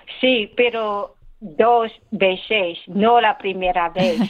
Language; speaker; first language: Spanish; non-native, learner; Khmer